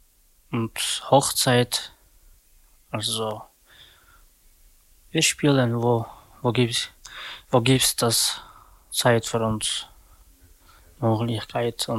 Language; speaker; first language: German; non-native, learner; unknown